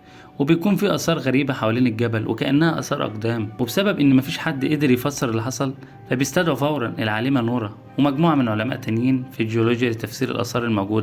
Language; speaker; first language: Arabic; native; Arabic